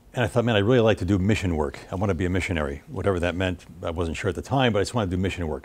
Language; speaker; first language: English; native; English